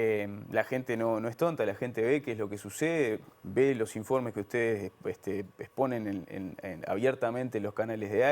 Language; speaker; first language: Spanish; native; Spanish